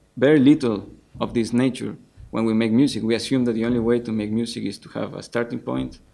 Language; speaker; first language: English; non-native, fluent; Spanish